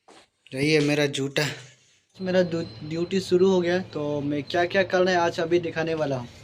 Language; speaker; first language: Hindi; non-native, local second language; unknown